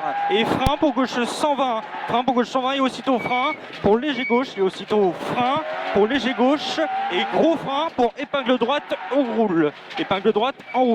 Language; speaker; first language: French; native; French